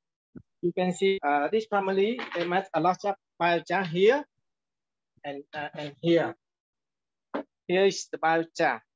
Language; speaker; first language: English; non-native, learner; Vietnamese